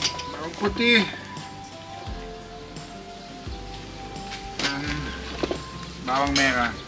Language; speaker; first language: Indonesian; non-native, learner; Dutch